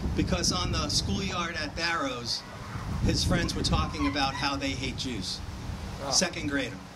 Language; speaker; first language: English; native; English